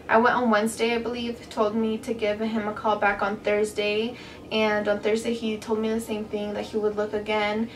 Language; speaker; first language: English; native; English